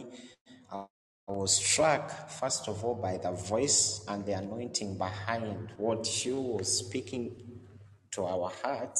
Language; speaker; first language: English; non-native, local second language; Ganda